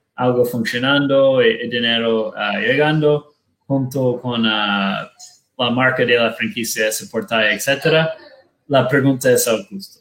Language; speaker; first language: Spanish; non-native, learner; Portuguese